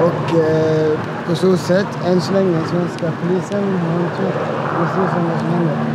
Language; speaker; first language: Swedish; non-native, fluent; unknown